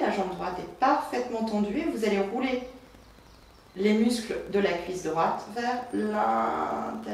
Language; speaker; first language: French; native; French